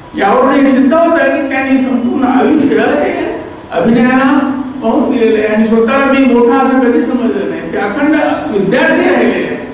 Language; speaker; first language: Marathi; native; Marathi